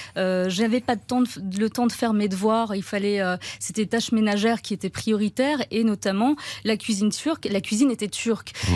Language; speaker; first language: French; early bilingual, other home language; Turkish